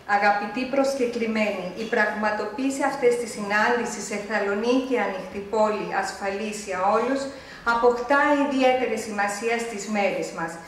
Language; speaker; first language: Greek; non-native, fluent; Spanish